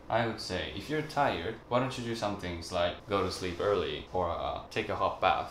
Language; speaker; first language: English; non-native, fluent; Japanese